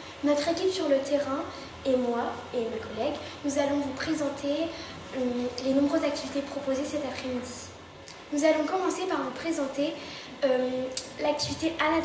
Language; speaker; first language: French; native; French